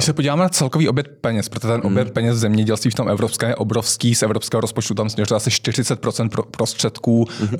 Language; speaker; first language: Czech; native; Czech